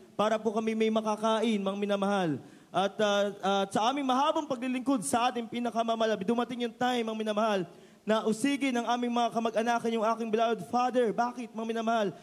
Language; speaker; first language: Filipino; native; Filipino